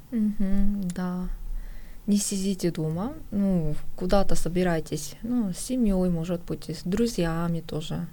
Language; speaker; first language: Russian; non-native, fluent; Korean